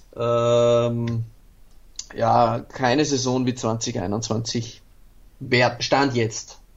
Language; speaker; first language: German; native; German